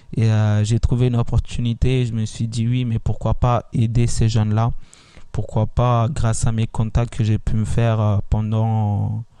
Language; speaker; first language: French; early bilingual, other home language; Italian